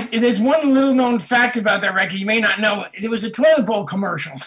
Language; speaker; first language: English; native; English